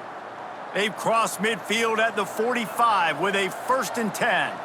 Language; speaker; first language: English; native; English